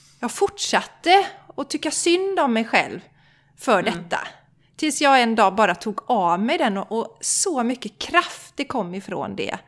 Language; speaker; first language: Swedish; native; Swedish